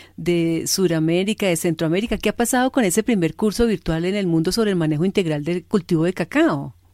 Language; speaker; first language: Spanish; native; Spanish